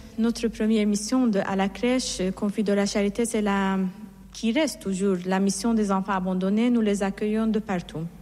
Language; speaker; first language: French; non-native, fluent; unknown